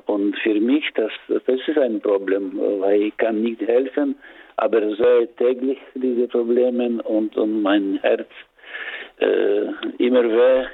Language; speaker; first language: German; non-native, learner; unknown